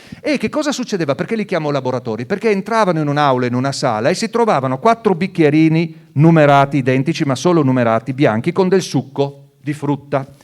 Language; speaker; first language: Italian; non-native, local second language; Friulian